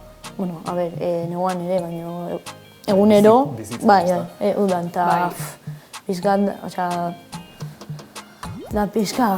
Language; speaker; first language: Basque; non-native, local second language; Spanish